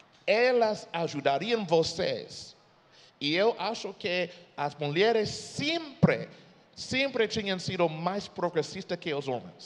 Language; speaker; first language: Portuguese; non-native, fluent; English